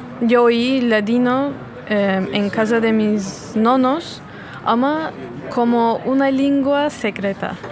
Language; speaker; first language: Spanish; non-native, fluent; Turkish